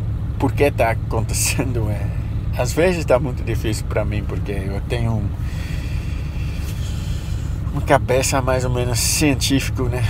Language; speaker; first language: Portuguese; non-native, fluent; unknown